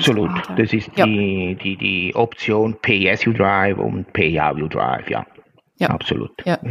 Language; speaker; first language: German; non-native, fluent; Italian